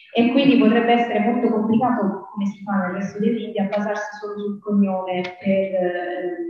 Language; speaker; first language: Italian; native; Italian